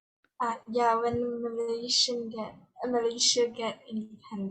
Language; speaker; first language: English; non-native, learner; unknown